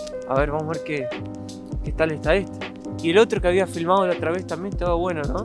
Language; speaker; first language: Spanish; native; Spanish